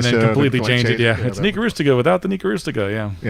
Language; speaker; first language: English; native; English